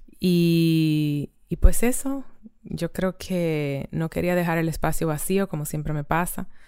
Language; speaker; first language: Spanish; native; Spanish